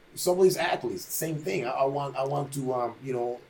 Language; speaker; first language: English; non-native, fluent; Spanish